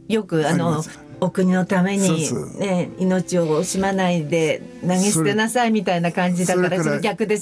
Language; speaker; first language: Japanese; native; Japanese